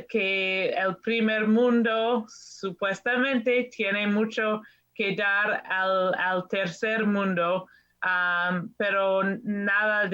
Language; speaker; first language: Spanish; non-native, fluent; English